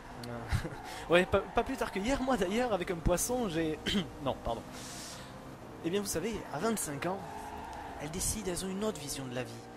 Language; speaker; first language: French; native; French